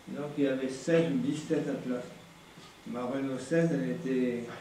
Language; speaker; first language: French; native; French